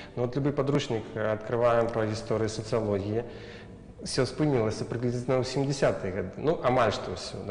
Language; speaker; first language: Belarusian; native; Belarusian